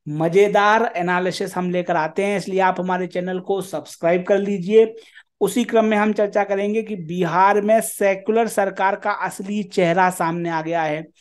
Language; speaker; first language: Hindi; native; Hindi